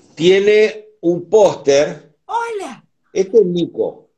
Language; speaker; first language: Spanish; native; Spanish